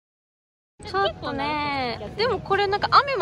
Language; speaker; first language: Japanese; native; Japanese